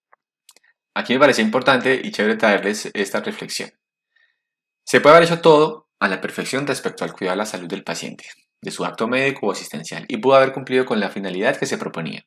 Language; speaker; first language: Spanish; native; Spanish